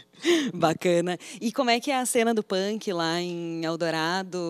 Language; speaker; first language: Portuguese; native; Portuguese